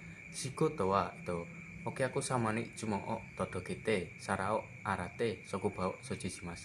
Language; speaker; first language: Japanese; non-native, learner; Indonesian